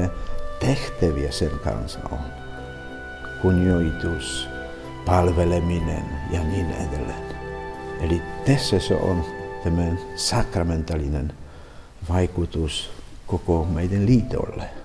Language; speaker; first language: Finnish; non-native, fluent; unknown